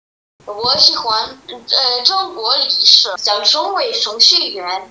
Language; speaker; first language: Chinese; non-native, learner; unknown